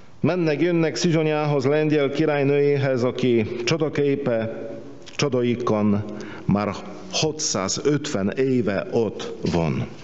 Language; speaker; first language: Hungarian; non-native, fluent; Polish